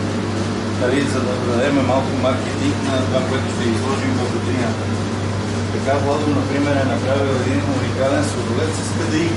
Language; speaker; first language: Bulgarian; native; Bulgarian